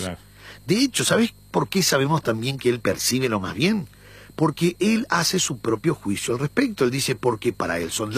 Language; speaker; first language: Spanish; native; Spanish